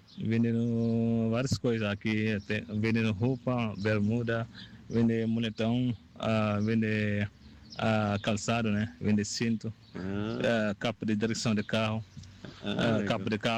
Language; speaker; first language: Portuguese; non-native, learner; Wolof